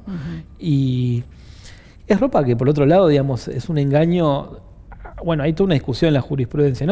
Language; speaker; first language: Spanish; native; Spanish